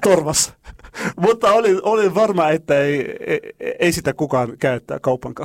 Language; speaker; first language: Finnish; non-native, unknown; Arabic